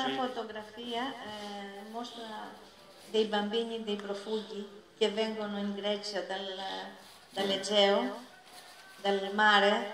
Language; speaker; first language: Italian; non-native, learner; Greek